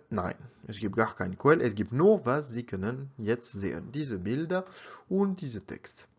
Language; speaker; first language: German; non-native, learner; French